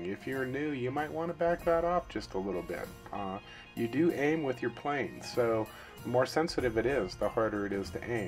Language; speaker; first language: English; native; English